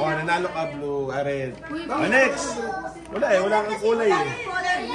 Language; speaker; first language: Filipino; native; Filipino